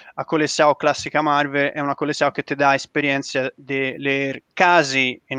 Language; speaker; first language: Portuguese; non-native, learner; Italian